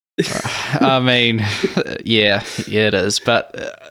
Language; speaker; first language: English; native; English